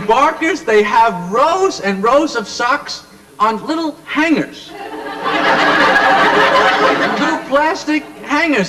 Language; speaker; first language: English; native; English